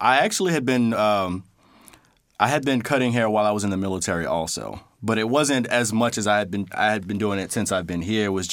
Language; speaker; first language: English; native; English